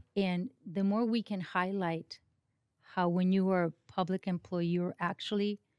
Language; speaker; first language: English; non-native, fluent; Spanish